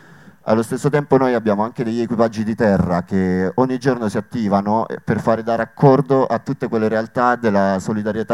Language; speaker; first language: Italian; native; Italian